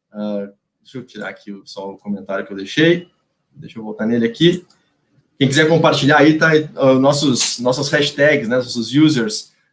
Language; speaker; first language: Portuguese; native; Portuguese